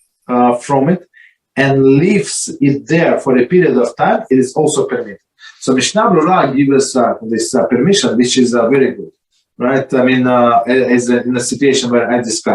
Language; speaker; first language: English; non-native, fluent; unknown